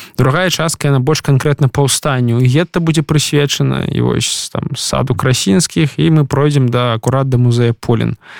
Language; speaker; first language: Belarusian; non-native, local second language; Russian